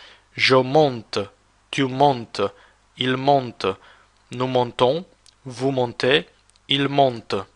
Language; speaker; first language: French; non-native, fluent; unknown